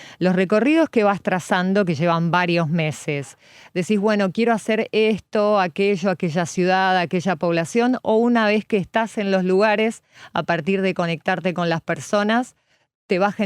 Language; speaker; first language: Spanish; native; Spanish